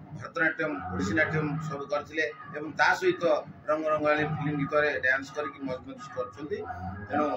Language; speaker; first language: Odia; non-native, local second language; Telugu